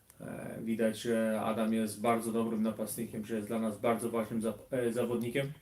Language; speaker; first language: Polish; early bilingual, heritage; Polish